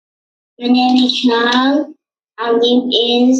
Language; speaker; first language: English; non-native, learner; Vietnamese